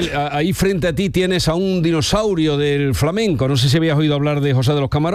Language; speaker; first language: Spanish; native; Spanish